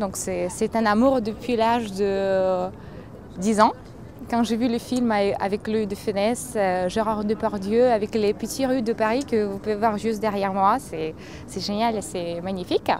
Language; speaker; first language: French; non-native, fluent; Russian